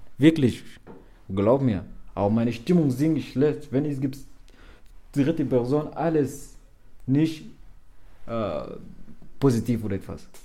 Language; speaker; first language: German; non-native, learner; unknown